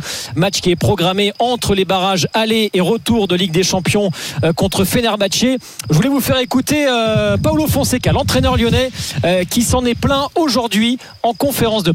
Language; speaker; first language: French; native; French